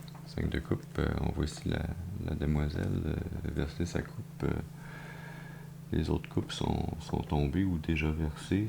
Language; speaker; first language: French; native; French